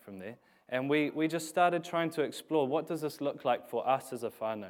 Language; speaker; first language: English; native; English